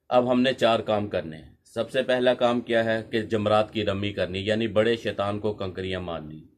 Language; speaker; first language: Urdu; non-native, local second language; Punjabi